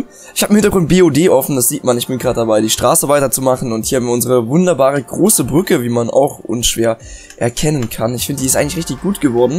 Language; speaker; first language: German; native; German